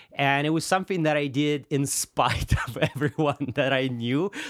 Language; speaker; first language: English; non-native, fluent; Russian